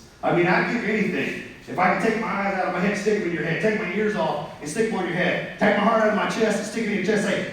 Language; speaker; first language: English; native; English